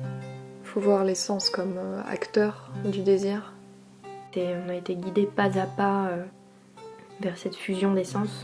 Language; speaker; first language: French; native; French